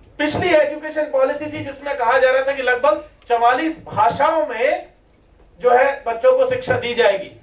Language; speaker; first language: Hindi; non-native, local second language; Rajasthani